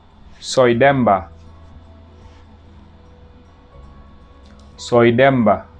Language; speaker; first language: Spanish; non-native, fluent; Wolof